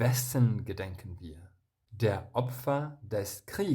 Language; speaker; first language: German; non-native, fluent; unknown